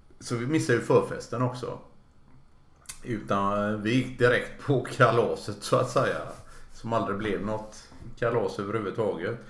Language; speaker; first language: Swedish; native; Swedish